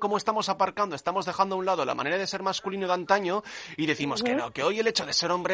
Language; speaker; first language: Spanish; native; Spanish